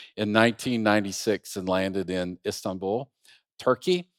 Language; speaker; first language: English; native; English